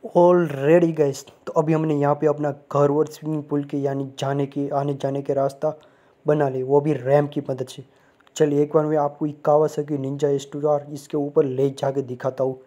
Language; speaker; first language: Hindi; non-native, local second language; Gujarati